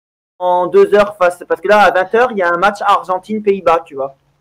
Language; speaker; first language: French; native; French